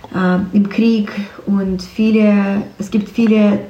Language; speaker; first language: German; non-native, learner; Ukrainian